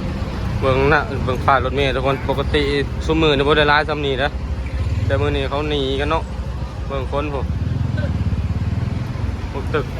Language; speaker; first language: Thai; non-native, learner; Lao